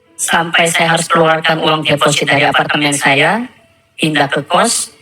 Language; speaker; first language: Indonesian; non-native, fluent; Korean